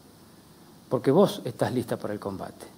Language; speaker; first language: Spanish; native; Spanish